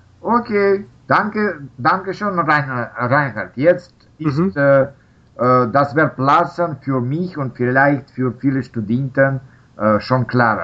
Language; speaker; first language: German; non-native, learner; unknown